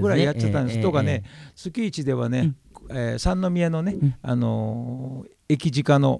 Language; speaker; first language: Japanese; native; Japanese